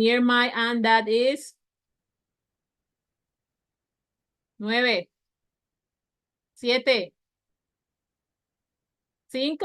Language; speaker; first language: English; non-native, fluent; Spanish